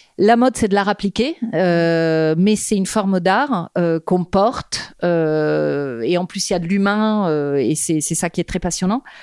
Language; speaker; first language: French; non-native, fluent; Italian